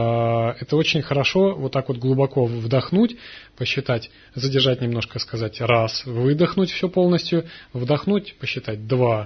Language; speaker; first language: Russian; native; Russian